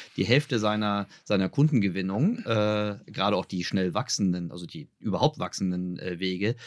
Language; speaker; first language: German; native; German